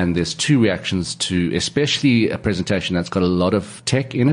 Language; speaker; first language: English; native; English